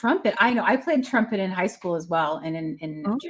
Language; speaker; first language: English; native; English